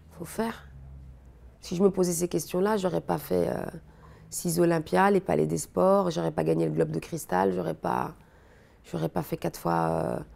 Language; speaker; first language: French; native; French